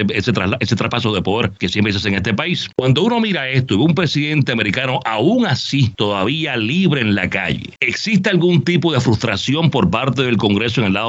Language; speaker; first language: Spanish; native; Spanish